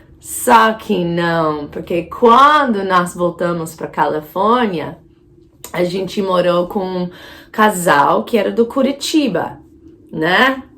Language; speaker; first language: Portuguese; non-native, fluent; English